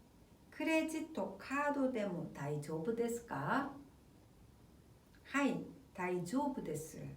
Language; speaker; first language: Japanese; non-native, fluent; Korean